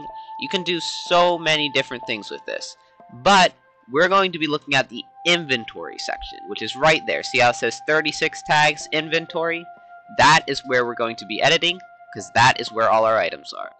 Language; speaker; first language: English; native; English